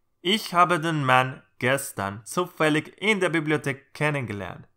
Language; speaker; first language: German; non-native, fluent; Spanish